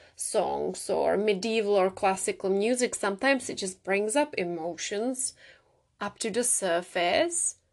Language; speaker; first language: English; non-native, fluent; Czech